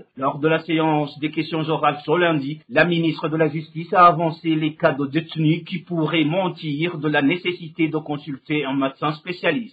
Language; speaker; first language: French; non-native, local second language; Rundi